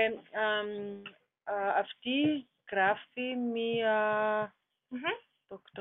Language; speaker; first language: Greek; non-native, learner; German